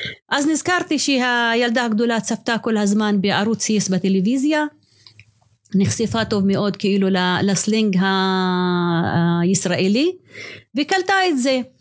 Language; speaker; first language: Hebrew; non-native, local second language; Arabic